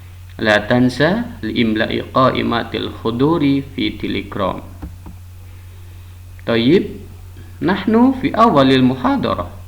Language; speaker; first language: Arabic; non-native, fluent; Indonesian